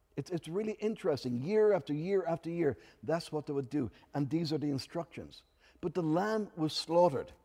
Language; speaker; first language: English; native; English